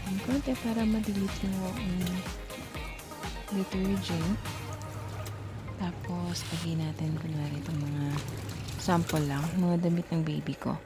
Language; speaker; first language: Filipino; native; Filipino